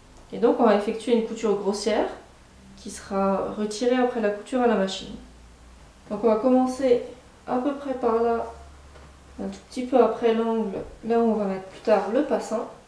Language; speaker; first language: French; native; French